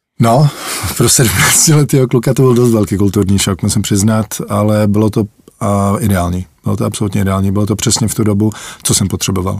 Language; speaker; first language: Czech; early bilingual, heritage; Czech